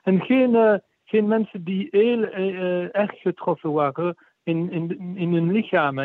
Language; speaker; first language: Dutch; non-native, fluent; French